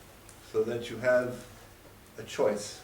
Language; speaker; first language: English; non-native, learner; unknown